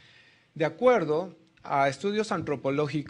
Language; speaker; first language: Spanish; native; Spanish